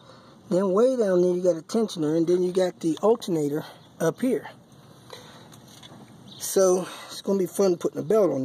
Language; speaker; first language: English; native; English